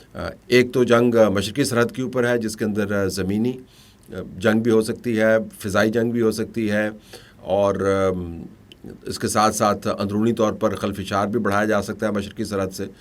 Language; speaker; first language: Urdu; native; Urdu